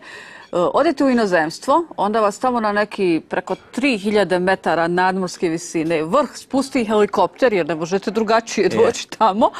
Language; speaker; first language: Serbian; native; Serbian